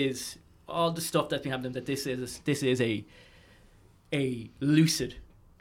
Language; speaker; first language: English; native; English